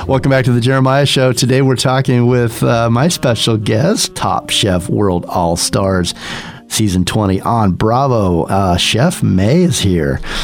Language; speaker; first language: English; native; English